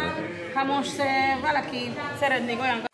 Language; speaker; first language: Hungarian; non-native, fluent; Spanish